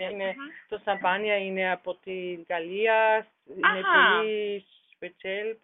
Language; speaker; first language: Greek; non-native, learner; German